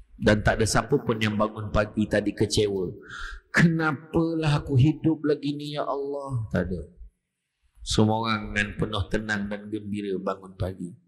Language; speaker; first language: Malay; native; Malay